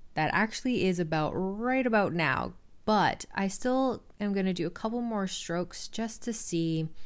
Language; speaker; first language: English; native; English